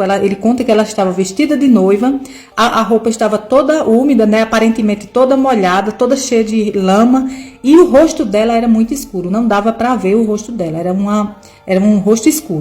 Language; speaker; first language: Portuguese; native; Portuguese